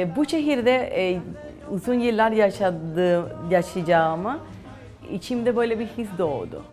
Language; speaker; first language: Turkish; non-native, fluent; Spanish